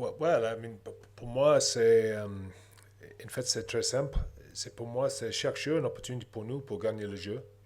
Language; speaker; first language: French; non-native, learner; English